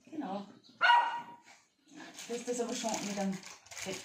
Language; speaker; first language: German; native; German